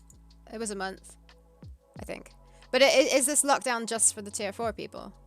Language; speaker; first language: English; native; English